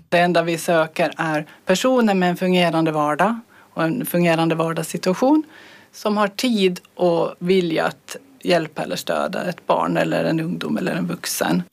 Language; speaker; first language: Swedish; native; Swedish